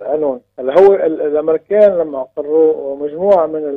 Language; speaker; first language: Arabic; native; Arabic